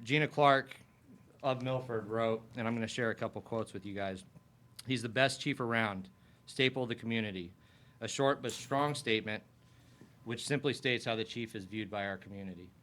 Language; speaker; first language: English; native; English